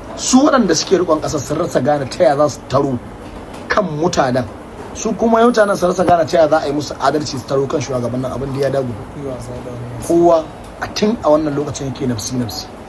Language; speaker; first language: Hausa; native; Hausa